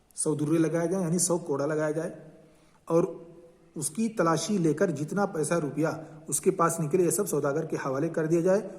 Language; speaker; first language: Urdu; native; Urdu